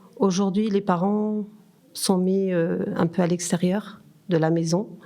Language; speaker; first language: French; early bilingual, other home language; Turkish